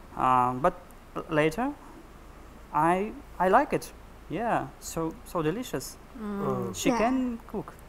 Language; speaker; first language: English; non-native, learner; Russian